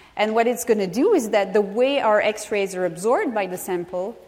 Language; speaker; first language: English; non-native, fluent; French